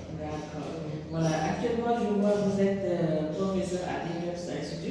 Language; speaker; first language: French; non-native, local second language; Wolof